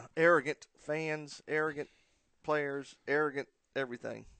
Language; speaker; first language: English; native; English